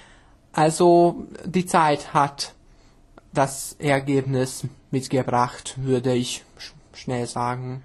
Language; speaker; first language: German; non-native, fluent; Hungarian